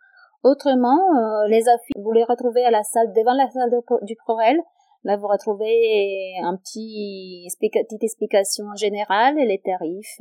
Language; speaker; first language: French; non-native, fluent; Italian